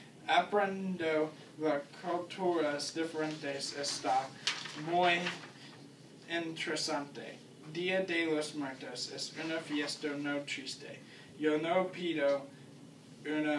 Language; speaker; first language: Spanish; non-native, learner; English